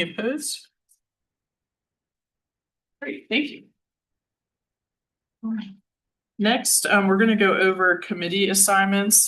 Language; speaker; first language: English; native; English